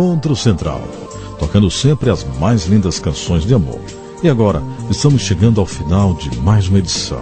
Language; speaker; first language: Portuguese; native; Portuguese